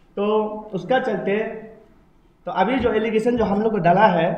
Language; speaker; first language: Hindi; non-native, local second language; Nyishi